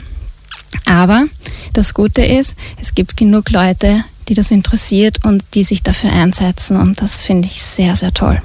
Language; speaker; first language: German; native; German